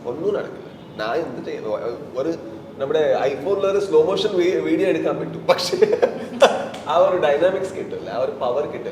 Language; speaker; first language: Malayalam; non-native, learner; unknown